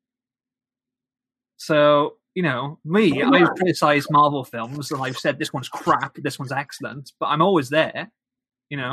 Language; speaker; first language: English; native; English